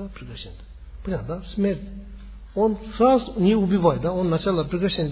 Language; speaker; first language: Russian; non-native, learner; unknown